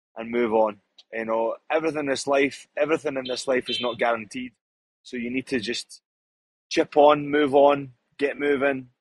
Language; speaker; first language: English; native; English